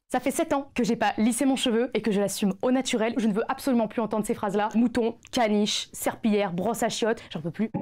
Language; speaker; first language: French; native; French